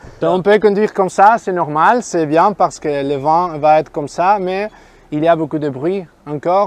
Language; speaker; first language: French; non-native, fluent; Spanish